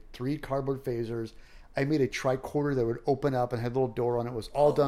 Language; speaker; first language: English; native; English